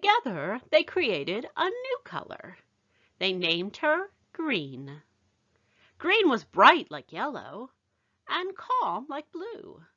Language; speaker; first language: English; native; English